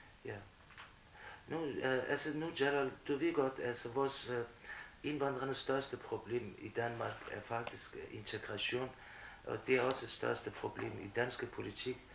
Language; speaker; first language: Danish; non-native, fluent; Kurdish